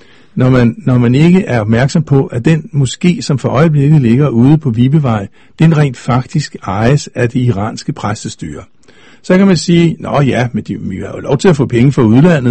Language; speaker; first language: Danish; native; Danish